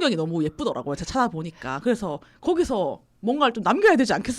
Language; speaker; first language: Korean; native; Korean